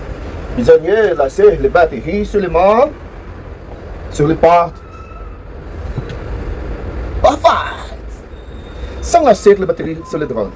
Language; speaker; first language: French; non-native, learner; Portuguese